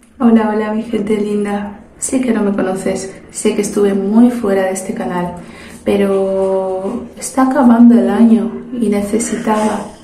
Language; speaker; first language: Spanish; early bilingual, other home language; Portuguese